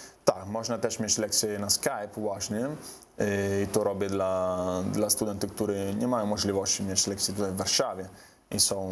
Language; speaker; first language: Polish; non-native, learner; Italian